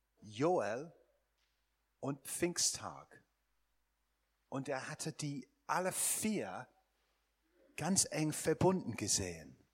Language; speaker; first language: German; non-native, fluent; English